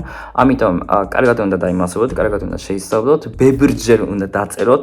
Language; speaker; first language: Georgian; non-native, fluent; Japanese